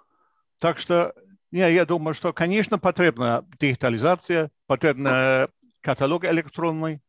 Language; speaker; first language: Belarusian; non-native, fluent; English